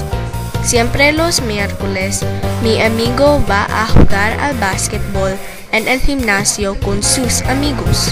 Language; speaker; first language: Spanish; non-native, learner; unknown